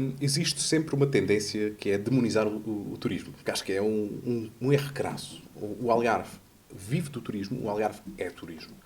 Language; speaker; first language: Portuguese; native; Portuguese